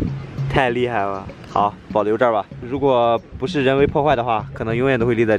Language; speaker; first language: Chinese; native; Chinese